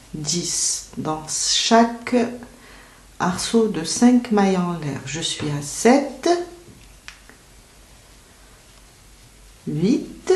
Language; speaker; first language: French; native; French